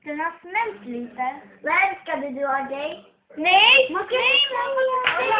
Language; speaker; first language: Swedish; early bilingual, other home language; Filipino